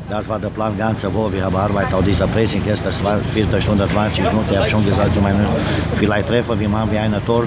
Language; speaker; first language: German; non-native, fluent; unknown